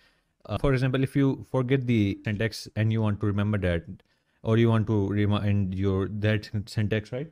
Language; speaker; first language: English; non-native, local second language; Urdu